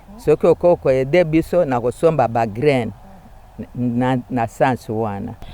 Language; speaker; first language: Lingala; non-native, local second language; Kituba (Democratic Republic of Congo)